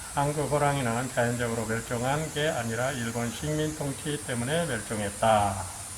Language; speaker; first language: Korean; native; Korean